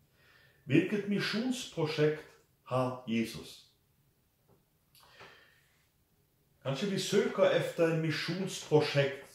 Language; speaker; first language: Swedish; non-native, fluent; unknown